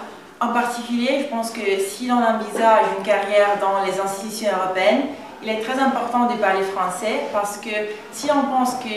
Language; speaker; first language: French; non-native, fluent; Italian